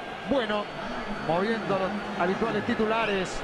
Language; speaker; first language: Spanish; native; Spanish